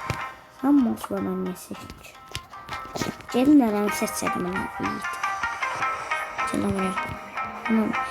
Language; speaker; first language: Turkish; non-native, learner; Azerbaijani